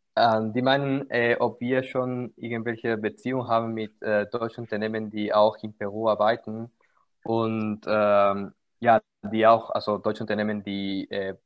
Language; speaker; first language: German; non-native, fluent; Spanish